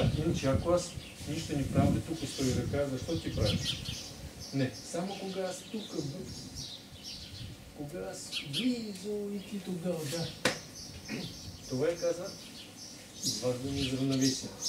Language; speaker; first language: Bulgarian; non-native, learner; Russian